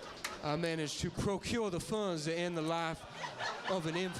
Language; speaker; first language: English; native; English